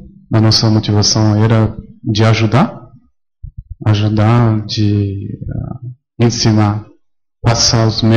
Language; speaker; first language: Portuguese; non-native, fluent; German